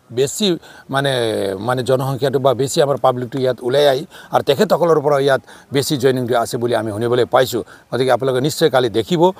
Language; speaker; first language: Assamese; non-native, local second language; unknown